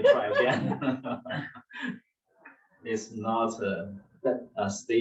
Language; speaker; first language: English; non-native, learner; Chinese